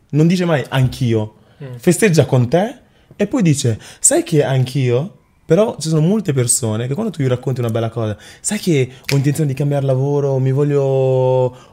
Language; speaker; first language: Italian; early bilingual, other home language; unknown